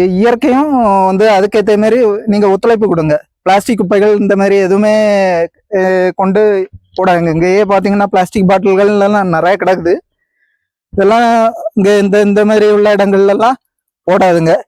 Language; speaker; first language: Tamil; native; Tamil